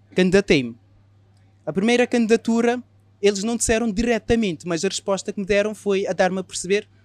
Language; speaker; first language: Portuguese; non-native, local second language; Kabuverdianu